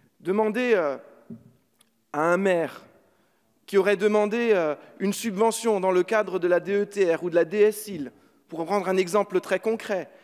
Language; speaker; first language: French; native; French